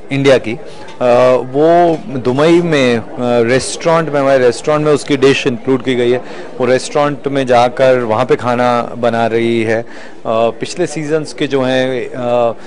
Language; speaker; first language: Hindi; native; Hindi